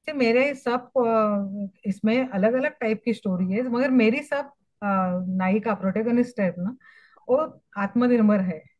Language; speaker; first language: Hindi; non-native, local second language; Marathi